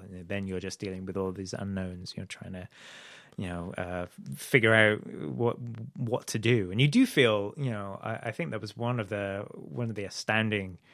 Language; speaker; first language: English; native; English